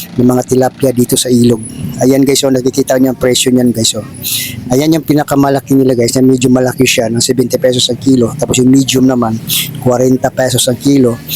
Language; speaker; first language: Filipino; native; Filipino